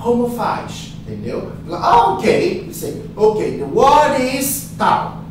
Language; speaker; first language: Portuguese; non-native, fluent; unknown